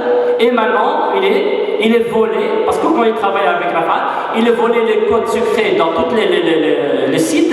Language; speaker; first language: French; non-native, fluent; Arabic